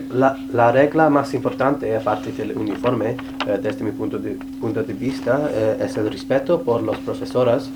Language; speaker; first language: Spanish; non-native, learner; English